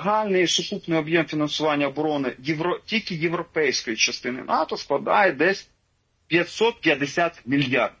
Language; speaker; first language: Ukrainian; native; Ukrainian